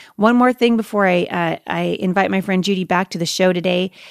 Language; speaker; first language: English; native; English